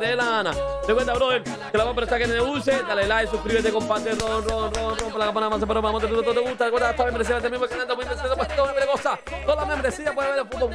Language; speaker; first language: Spanish; native; Spanish